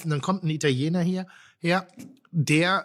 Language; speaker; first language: German; native; German